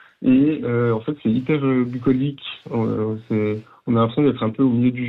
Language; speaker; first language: French; native; French